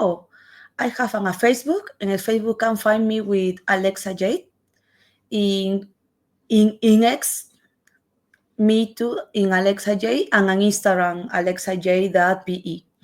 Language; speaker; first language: English; non-native, learner; Spanish